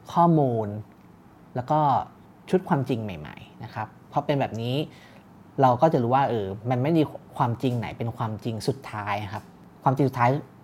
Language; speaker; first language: Thai; native; Thai